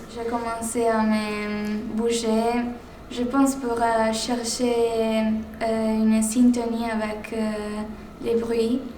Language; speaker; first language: French; non-native, fluent; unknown